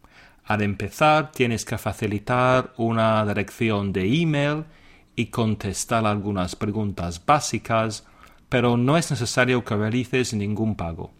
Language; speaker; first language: Spanish; non-native, fluent; English